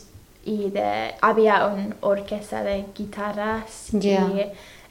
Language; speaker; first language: Spanish; non-native, fluent; English